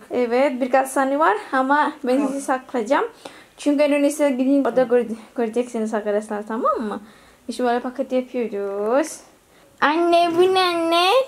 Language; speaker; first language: Turkish; non-native, learner; Indonesian